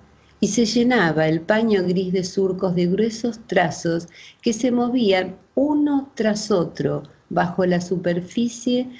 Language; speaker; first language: Spanish; native; Spanish